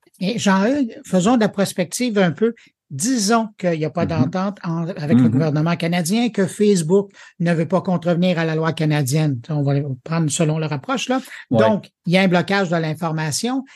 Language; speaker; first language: French; native; French